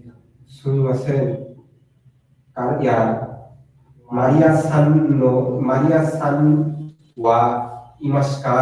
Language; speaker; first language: Japanese; non-native, learner; Bangla